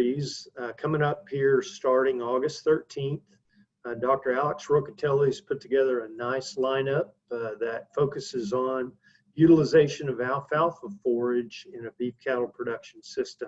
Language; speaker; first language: English; native; English